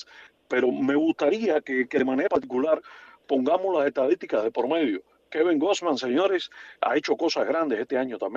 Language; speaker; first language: Spanish; native; Spanish